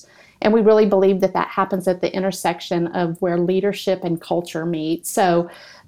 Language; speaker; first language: English; native; English